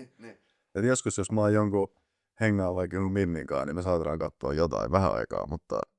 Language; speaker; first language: Finnish; early bilingual, other home language; Persian